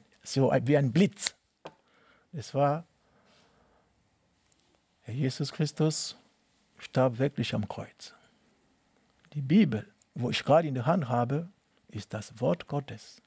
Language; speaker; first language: German; non-native, learner; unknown